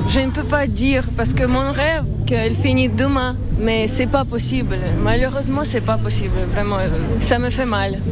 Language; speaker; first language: French; non-native, learner; Ukrainian